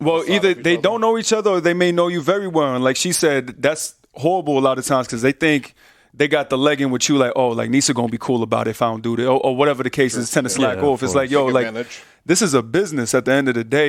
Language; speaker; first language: English; native; English